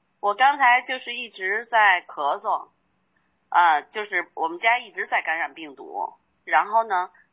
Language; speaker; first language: Chinese; native; Chinese